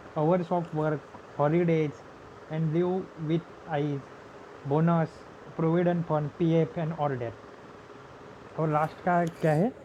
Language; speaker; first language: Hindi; non-native, local second language; Marathi